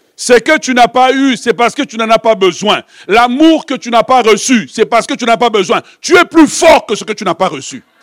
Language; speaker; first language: French; non-native, local second language; Lingala